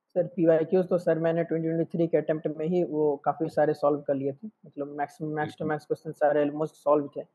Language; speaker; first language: Hindi; native; Hindi